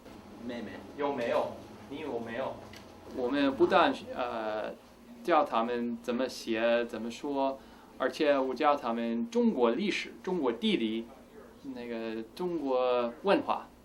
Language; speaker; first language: Chinese; non-native, fluent; English